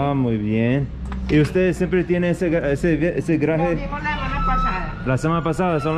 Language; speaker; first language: Spanish; non-native, fluent; English